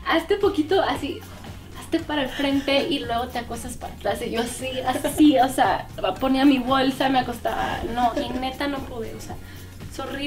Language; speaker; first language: Spanish; native; Spanish